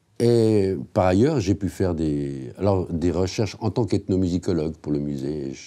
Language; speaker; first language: French; native; French